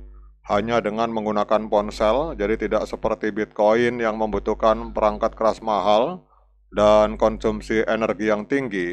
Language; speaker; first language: Indonesian; native; Indonesian